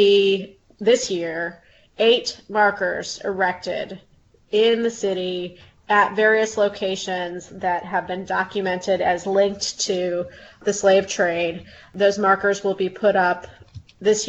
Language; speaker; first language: English; native; English